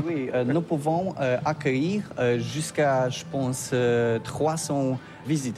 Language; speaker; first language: French; non-native, learner; Polish